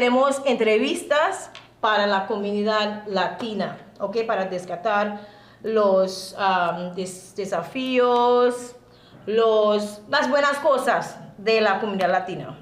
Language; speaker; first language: Spanish; non-native, learner; English